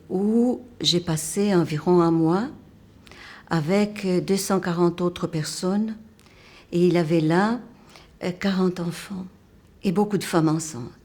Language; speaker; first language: French; non-native, fluent; Portuguese